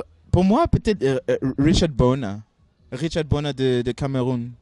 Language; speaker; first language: French; non-native, learner; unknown